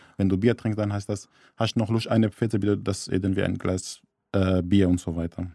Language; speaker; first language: German; non-native, fluent; Arabic